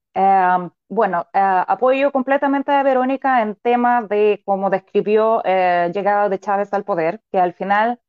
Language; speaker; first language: Spanish; non-native, fluent; Russian